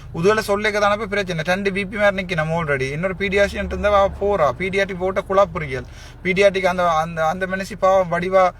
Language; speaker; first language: Tamil; native; Tamil